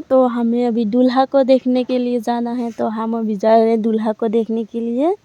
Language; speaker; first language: Hindi; non-native, local second language; Assamese